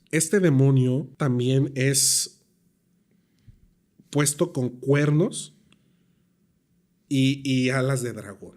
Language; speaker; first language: Spanish; native; Spanish